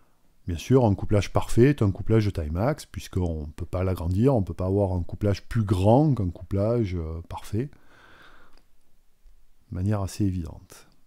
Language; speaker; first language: French; native; French